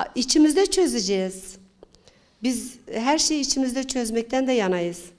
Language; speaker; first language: Turkish; non-native, local second language; Kurdish